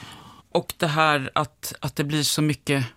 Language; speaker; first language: Swedish; native; Swedish